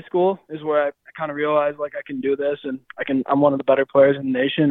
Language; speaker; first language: English; native; English